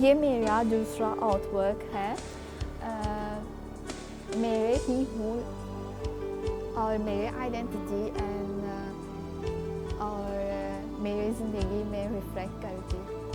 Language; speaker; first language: Hindi; non-native, learner; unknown